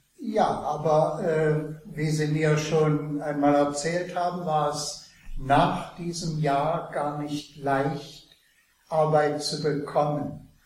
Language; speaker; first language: German; native; German